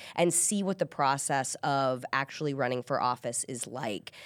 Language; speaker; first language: English; early bilingual, other home language; Persian